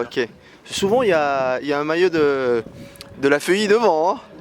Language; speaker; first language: French; native; French